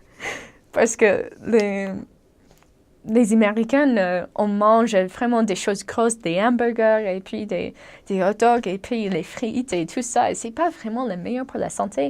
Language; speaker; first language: French; non-native, fluent; English